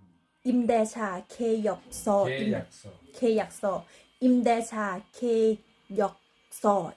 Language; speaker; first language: Korean; non-native, learner; Thai